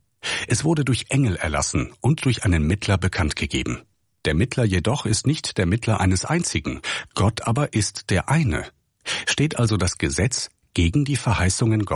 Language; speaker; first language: German; native; German